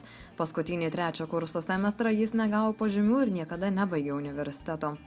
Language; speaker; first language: Lithuanian; native; Lithuanian